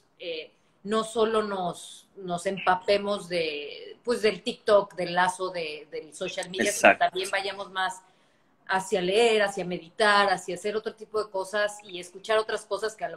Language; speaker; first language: Spanish; native; Spanish